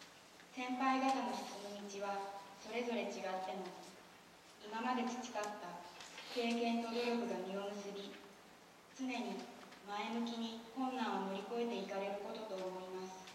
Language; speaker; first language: Japanese; native; Japanese